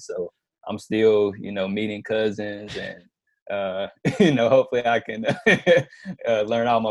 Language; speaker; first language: English; native; English